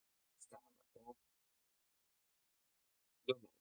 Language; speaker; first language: Italian; non-native, learner; English